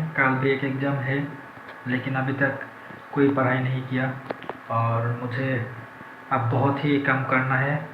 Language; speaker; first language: Hindi; non-native, learner; Bangla